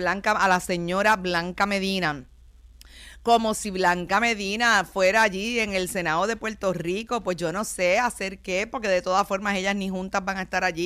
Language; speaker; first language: Spanish; native; Spanish